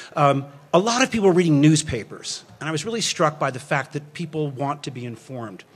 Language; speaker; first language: English; native; English